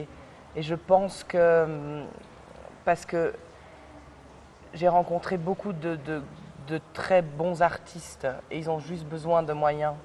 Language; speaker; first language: French; early bilingual, other home language; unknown